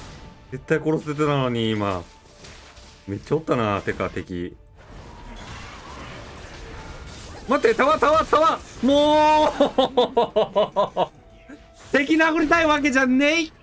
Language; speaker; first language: Japanese; native; Japanese